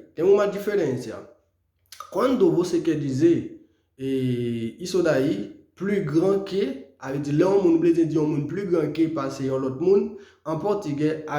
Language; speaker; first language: Portuguese; non-native, fluent; Haitian Creole